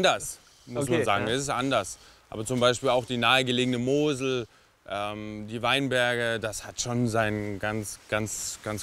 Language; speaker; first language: German; native; German